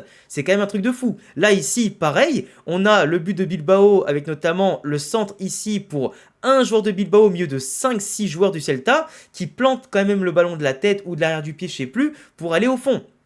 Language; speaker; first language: French; native; French